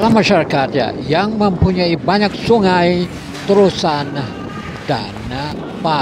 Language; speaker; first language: Malay; native; Malay